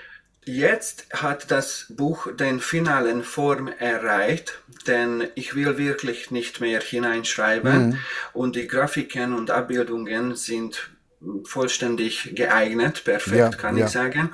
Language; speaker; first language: German; non-native, fluent; Hungarian